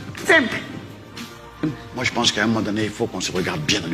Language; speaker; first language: French; non-native, local second language; Dyula